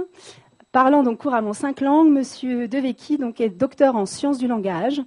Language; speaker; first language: French; native; French